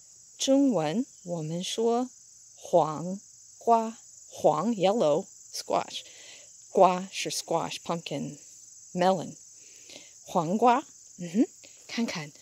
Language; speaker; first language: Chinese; non-native, fluent; English